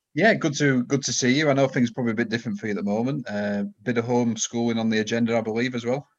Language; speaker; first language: English; native; English